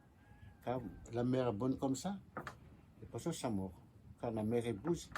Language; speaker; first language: French; non-native, local second language; Malagasy